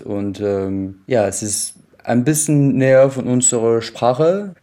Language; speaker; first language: German; non-native, fluent; French